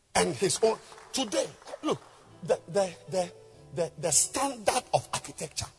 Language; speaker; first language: English; non-native, local second language; Akan